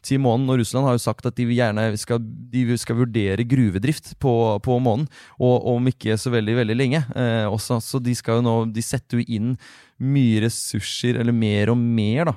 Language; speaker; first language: Norwegian; early bilingual, other home language; Russian